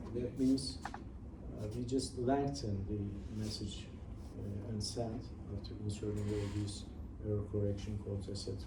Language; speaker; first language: English; non-native, fluent; Turkish